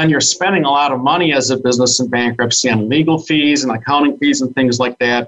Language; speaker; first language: English; native; English